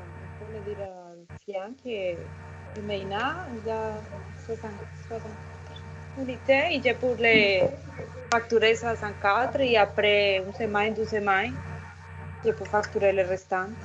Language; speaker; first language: French; non-native, fluent; Spanish